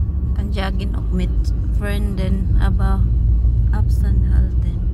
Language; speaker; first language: German; non-native, learner; Filipino